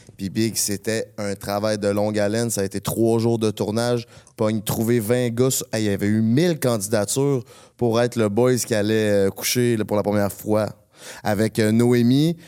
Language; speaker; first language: French; native; French